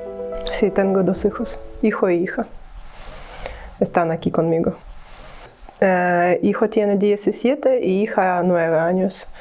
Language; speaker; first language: Spanish; non-native, learner; Ukrainian